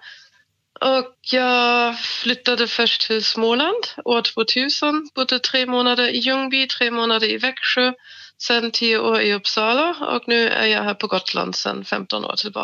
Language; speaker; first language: Swedish; non-native, fluent; German